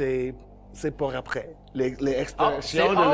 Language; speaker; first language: French; non-native, local second language; English